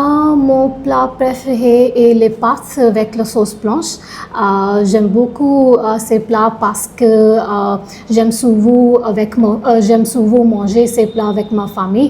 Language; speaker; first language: French; non-native, learner; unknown